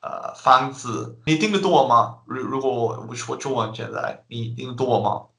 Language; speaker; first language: Chinese; non-native, learner; Dutch